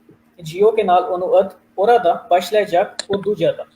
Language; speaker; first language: Turkish; non-native, learner; Urdu